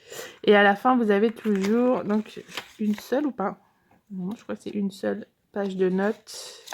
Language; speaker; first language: French; native; French